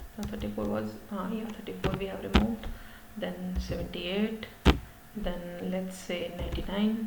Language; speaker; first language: English; non-native, local second language; Hindi